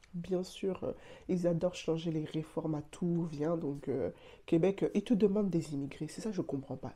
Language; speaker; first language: French; native; French